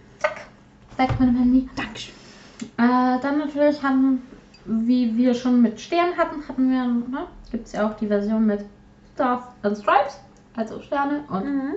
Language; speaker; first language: German; early bilingual, other home language; Polish